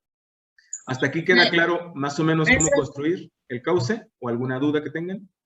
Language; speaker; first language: Spanish; native; Spanish